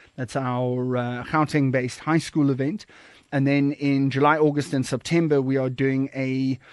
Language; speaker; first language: English; native; English